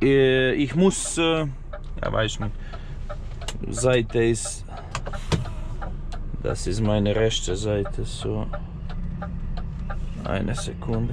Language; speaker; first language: German; non-native, learner; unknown